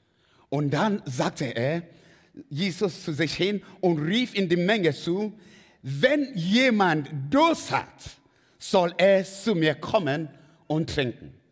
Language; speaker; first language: German; non-native, fluent; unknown